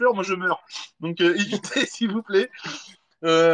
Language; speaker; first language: French; native; French